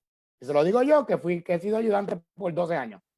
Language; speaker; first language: Spanish; native; Spanish